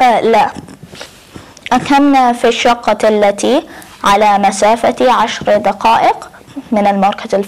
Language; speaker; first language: Arabic; non-native, learner; English